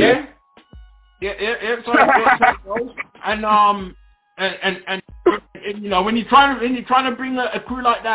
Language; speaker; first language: English; native; English